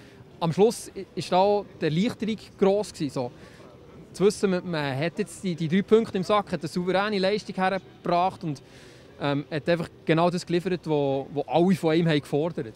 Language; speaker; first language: German; native; German